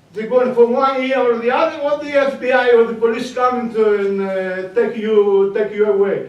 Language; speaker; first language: English; non-native, learner; Greek